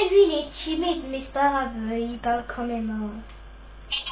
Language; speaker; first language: French; native; French